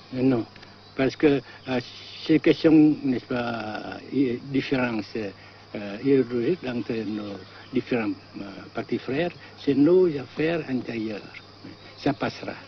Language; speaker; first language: French; non-native, fluent; Vietnamese